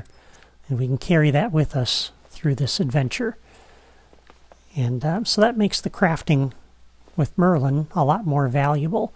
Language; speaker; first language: English; native; English